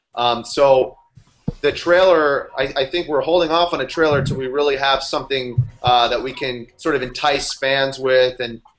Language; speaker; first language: English; native; English